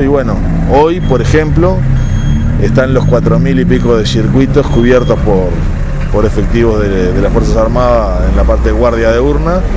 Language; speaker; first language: Spanish; native; Spanish